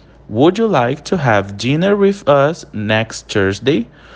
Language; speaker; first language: English; non-native, fluent; Portuguese